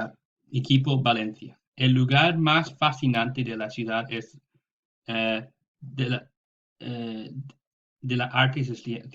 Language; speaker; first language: Spanish; non-native, fluent; English